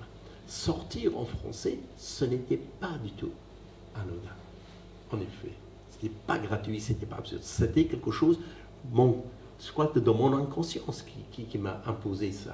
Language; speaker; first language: French; non-native, fluent; Persian